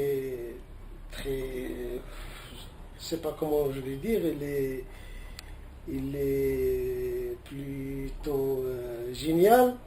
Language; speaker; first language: French; non-native, local second language; Arabic